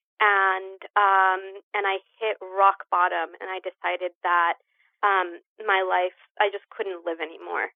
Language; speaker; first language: English; early bilingual, other home language; Spanish